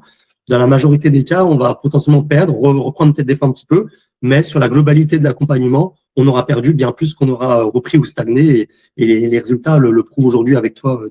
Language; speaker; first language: French; native; French